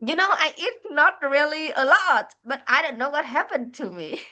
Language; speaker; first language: English; non-native, fluent; Vietnamese